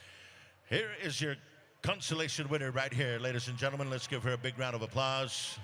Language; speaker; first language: English; native; English